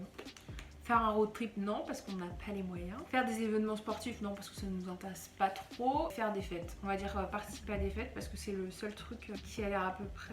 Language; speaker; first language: French; native; French